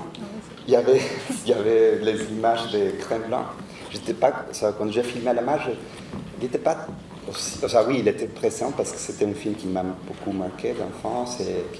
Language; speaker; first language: French; non-native, fluent; Spanish